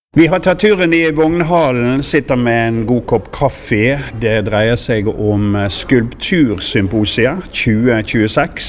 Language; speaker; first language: Norwegian; native; Norwegian